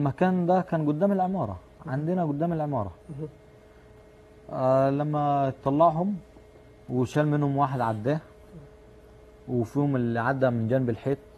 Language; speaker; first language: Arabic; non-native, learner; Turkish